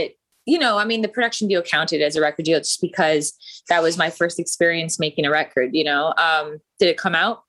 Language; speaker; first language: English; native; English